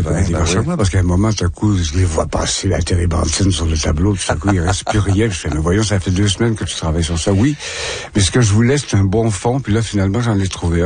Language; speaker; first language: French; native; French